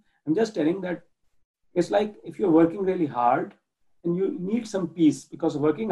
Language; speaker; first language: English; non-native, local second language; Urdu